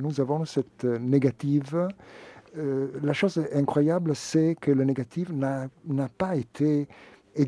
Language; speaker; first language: French; non-native, fluent; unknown